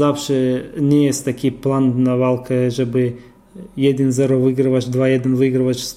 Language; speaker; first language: Polish; non-native, fluent; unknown